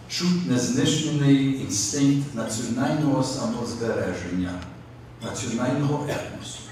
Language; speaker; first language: Ukrainian; early bilingual, other home language; English